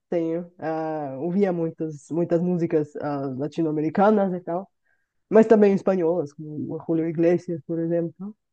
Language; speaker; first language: Portuguese; non-native, fluent; Bulgarian